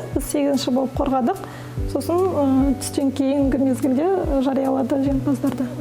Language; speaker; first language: Kazakh; native; Kazakh